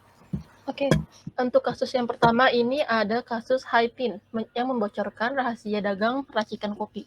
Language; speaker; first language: Indonesian; native; Indonesian